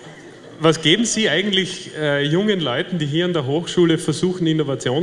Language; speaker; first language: German; native; German